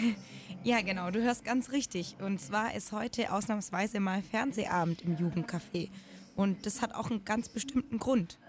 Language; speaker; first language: German; native; German